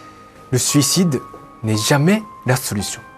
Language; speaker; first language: French; non-native, fluent; Japanese